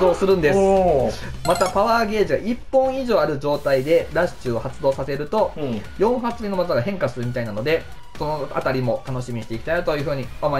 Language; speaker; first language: Japanese; native; Japanese